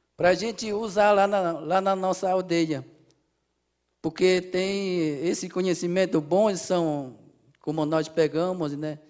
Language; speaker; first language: Portuguese; non-native, local second language; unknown